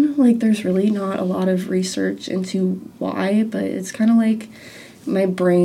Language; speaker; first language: English; native; English